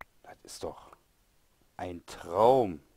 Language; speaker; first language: German; native; German